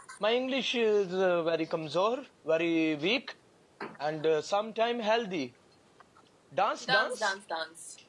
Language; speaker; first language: English; non-native, learner; Punjabi